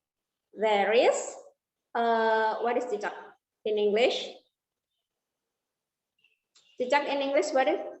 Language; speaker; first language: English; non-native, learner; Indonesian